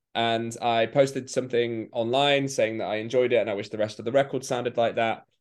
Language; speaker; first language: English; native; English